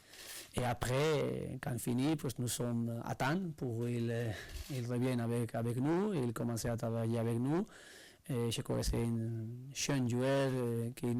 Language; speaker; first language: French; non-native, learner; Spanish